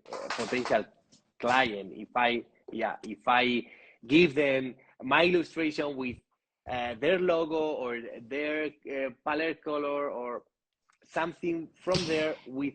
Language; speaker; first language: English; non-native, learner; Spanish